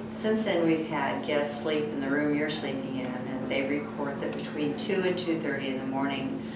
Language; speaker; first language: English; native; English